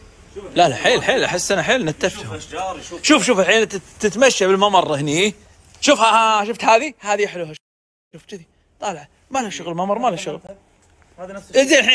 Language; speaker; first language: Arabic; native; Arabic